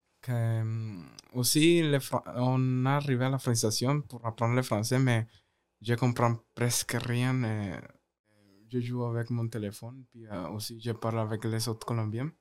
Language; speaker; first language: French; non-native, learner; Spanish